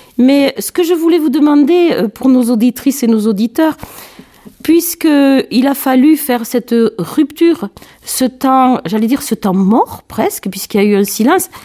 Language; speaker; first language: French; native; French